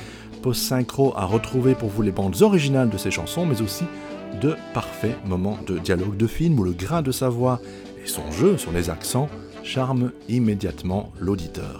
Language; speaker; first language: French; native; French